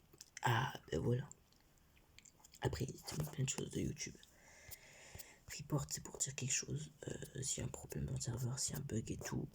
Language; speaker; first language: French; native; French